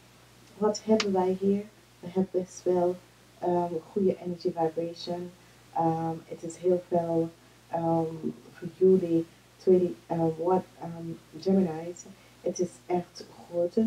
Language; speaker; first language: Dutch; non-native, fluent; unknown